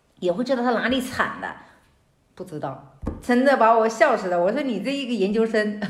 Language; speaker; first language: Chinese; native; Chinese